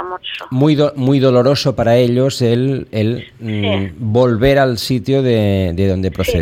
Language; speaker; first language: Spanish; non-native, local second language; Catalan